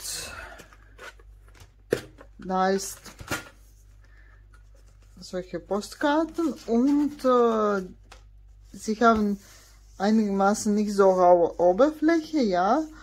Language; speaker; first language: German; non-native, fluent; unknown